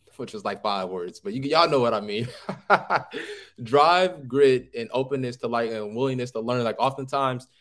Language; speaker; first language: English; native; English